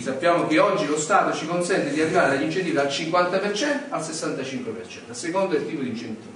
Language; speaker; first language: Italian; native; Italian